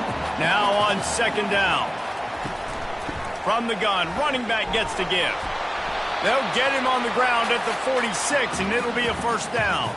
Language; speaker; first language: English; native; English